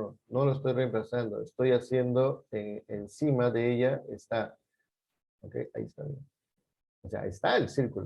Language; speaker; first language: Spanish; native; Spanish